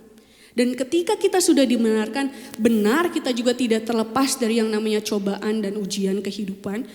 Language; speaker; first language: Indonesian; native; Indonesian